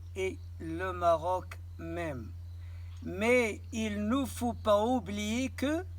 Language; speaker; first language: French; non-native, local second language; Arabic